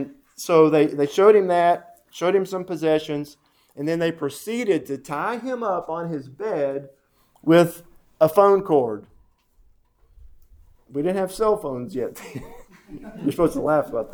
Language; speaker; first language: English; native; English